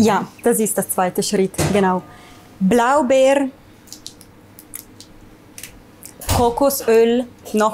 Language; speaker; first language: German; non-native, learner; Italian